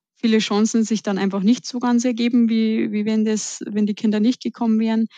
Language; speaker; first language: German; native; German